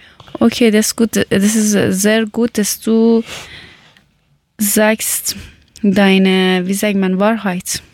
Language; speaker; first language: German; non-native, learner; Persian